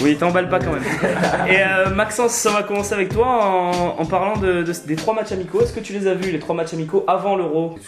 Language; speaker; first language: French; native; French